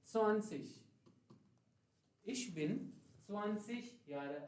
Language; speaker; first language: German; non-native, fluent; Hindi